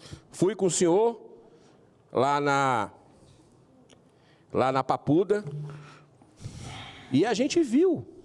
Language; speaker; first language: Portuguese; native; Portuguese